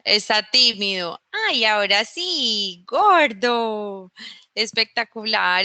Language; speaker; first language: Spanish; native; Spanish